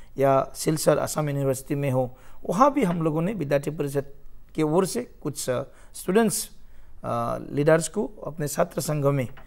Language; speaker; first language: Hindi; non-native, local second language; Assamese